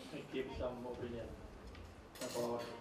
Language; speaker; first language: English; non-native, learner; Thai